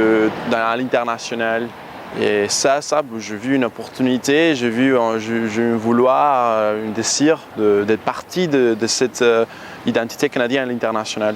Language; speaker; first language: French; non-native, fluent; Spanish